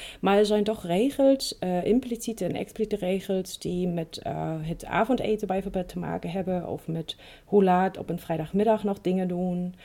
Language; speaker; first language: Dutch; non-native, fluent; German